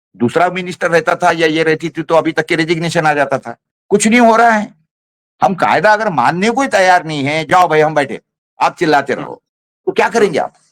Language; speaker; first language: Hindi; non-native, local second language; Marathi